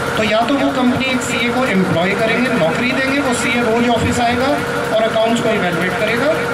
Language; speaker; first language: Hindi; native; Hindi